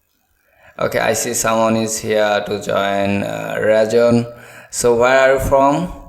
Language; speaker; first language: English; non-native, learner; Bangla